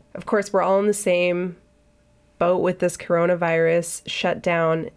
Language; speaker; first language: English; native; English